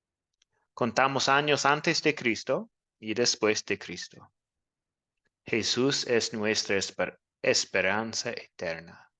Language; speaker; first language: Spanish; non-native, fluent; English